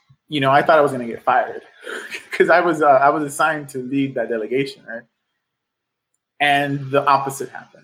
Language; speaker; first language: English; native; English